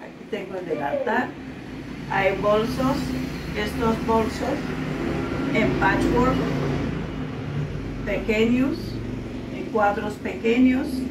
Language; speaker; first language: Spanish; non-native, local second language; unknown